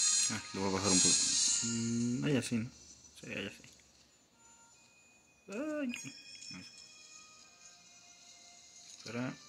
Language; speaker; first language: Spanish; native; Spanish